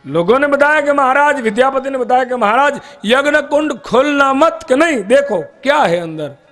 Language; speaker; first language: Hindi; non-native, local second language; Gujarati